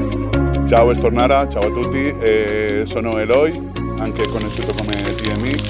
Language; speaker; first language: Italian; non-native, fluent; Spanish